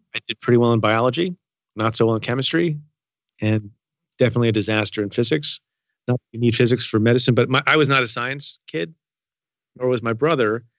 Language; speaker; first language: English; early bilingual, other home language; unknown